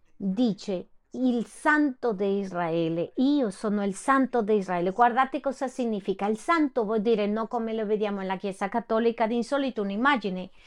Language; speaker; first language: Italian; non-native, fluent; Spanish